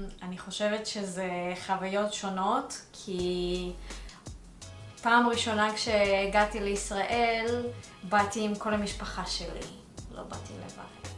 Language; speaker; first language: Hebrew; early bilingual, other home language; Russian